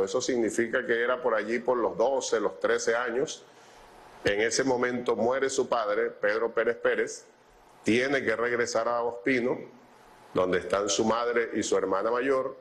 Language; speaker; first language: Spanish; native; Spanish